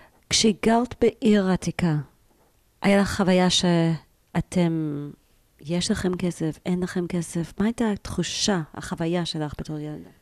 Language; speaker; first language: Hebrew; native; Hebrew